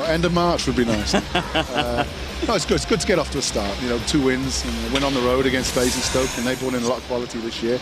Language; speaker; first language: English; native; English